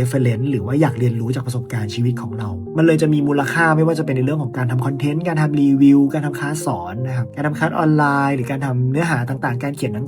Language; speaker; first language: Thai; native; Thai